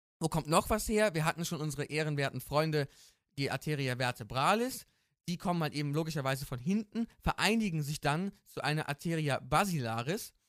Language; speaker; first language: German; native; German